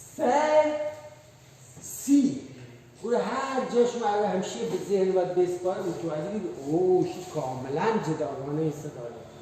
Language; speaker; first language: Persian; non-native, local second language; Baluchi